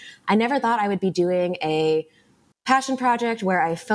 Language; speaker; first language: English; native; English